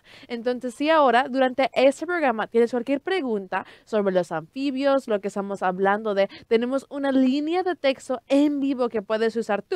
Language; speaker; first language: Spanish; early bilingual, heritage; Spanish